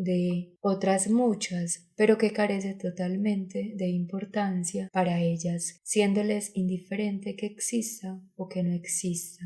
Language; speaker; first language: Spanish; native; Spanish